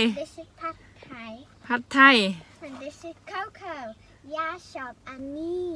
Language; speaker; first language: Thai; early bilingual, heritage; English